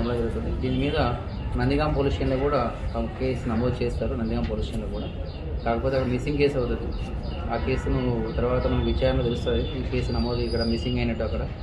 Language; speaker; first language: Telugu; native; Telugu